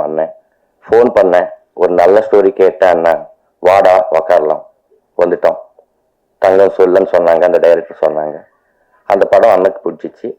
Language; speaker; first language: Tamil; non-native, learner; Telugu